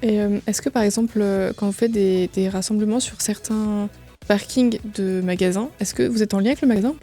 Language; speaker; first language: French; native; French